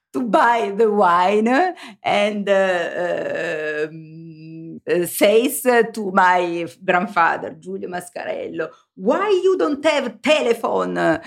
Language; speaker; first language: English; non-native, learner; Italian